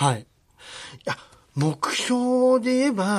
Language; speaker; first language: Japanese; native; Japanese